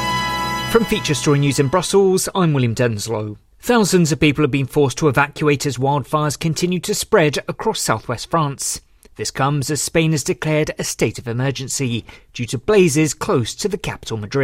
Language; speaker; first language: English; native; English